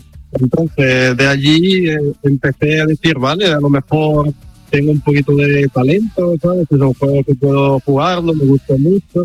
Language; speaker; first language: Spanish; non-native, fluent; Italian